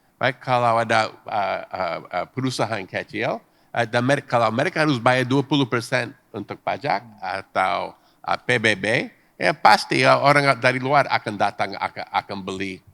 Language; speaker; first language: Indonesian; non-native, fluent; English